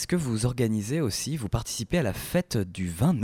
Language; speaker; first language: French; native; French